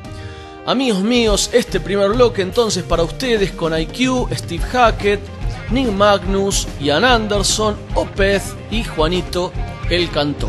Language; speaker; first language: Spanish; native; Spanish